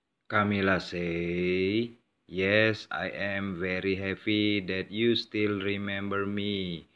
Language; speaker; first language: English; non-native, learner; Indonesian